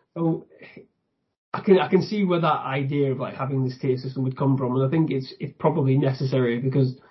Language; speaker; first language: English; native; English